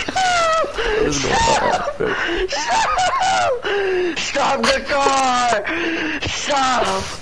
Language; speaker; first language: English; native; English